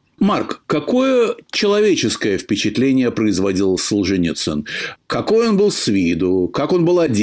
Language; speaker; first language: Russian; native; Russian